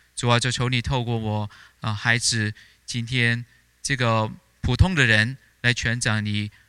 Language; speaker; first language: Chinese; native; Chinese